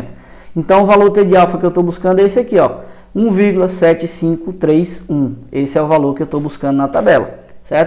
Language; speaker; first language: Portuguese; native; Portuguese